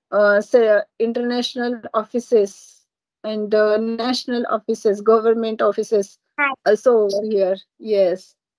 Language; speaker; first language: English; non-native, learner; Marathi